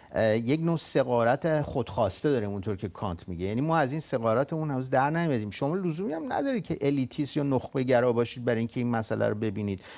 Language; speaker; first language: Persian; native; Persian